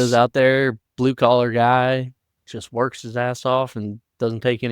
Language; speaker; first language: English; native; English